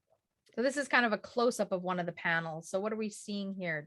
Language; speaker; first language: English; native; English